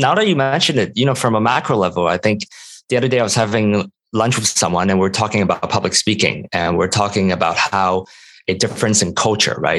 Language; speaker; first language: English; non-native, local second language; Cantonese